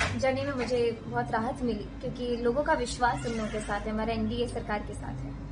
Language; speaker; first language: Hindi; native; Hindi